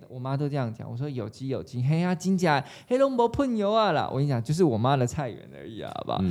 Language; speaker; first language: Chinese; native; Chinese